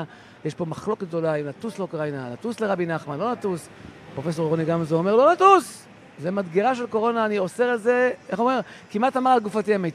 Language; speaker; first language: Hebrew; native; Hebrew